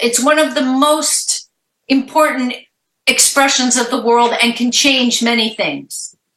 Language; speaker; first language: English; native; English